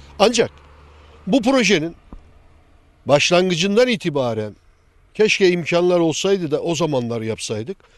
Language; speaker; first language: Turkish; native; Turkish